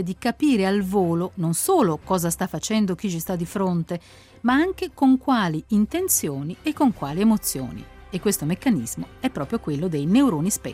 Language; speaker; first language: Italian; native; Italian